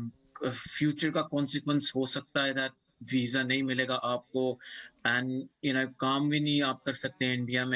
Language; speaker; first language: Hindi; early bilingual, heritage; English